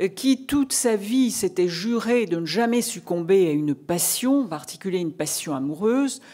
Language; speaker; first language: French; native; French